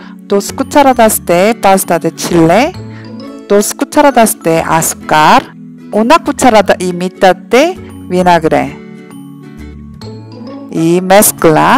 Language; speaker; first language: Spanish; non-native, learner; Korean